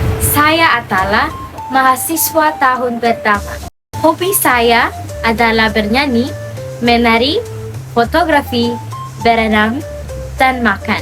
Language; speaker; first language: Indonesian; non-native, learner; Filipino